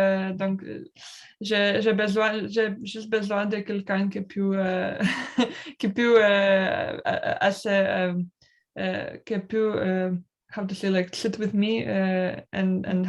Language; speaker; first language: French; non-native, learner; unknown